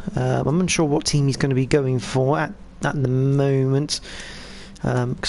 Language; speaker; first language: English; native; English